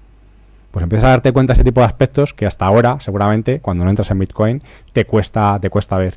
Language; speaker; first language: Spanish; native; Spanish